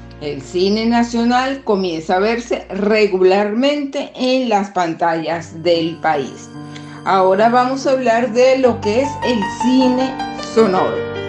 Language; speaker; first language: Spanish; native; Spanish